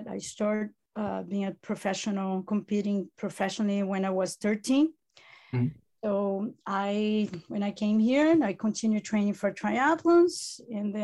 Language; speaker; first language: English; non-native, fluent; Italian